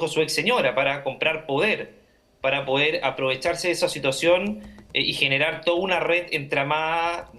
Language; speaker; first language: Spanish; native; Spanish